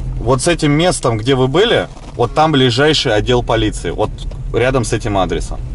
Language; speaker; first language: Russian; native; Russian